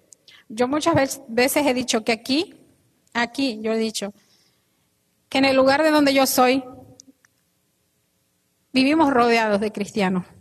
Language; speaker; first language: Spanish; native; Spanish